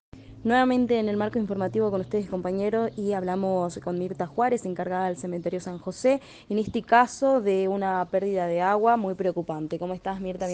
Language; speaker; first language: Spanish; native; Spanish